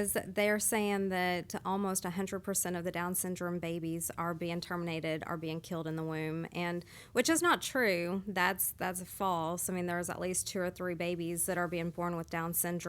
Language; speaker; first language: English; native; English